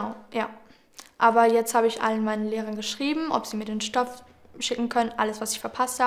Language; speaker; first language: German; early bilingual, other home language; Georgian